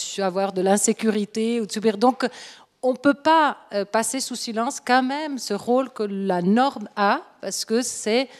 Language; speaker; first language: French; non-native, local second language; Italian